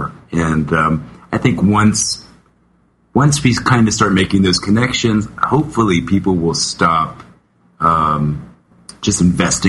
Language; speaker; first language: English; native; English